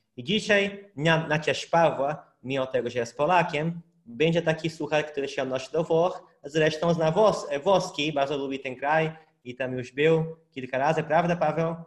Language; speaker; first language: Polish; non-native, fluent; Portuguese